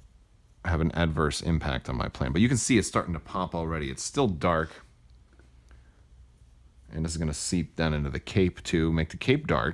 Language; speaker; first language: English; native; English